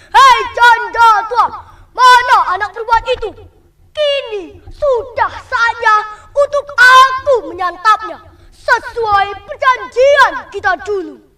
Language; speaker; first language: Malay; non-native, local second language; Javanese